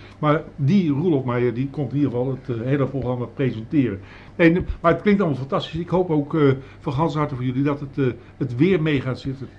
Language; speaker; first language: Dutch; native; Dutch